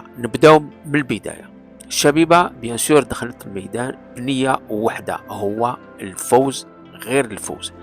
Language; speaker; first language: Arabic; non-native, local second language; Kabyle